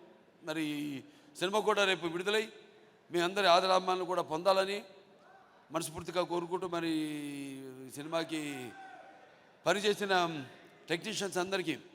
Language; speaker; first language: Telugu; native; Telugu